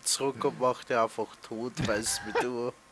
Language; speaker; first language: German; native; German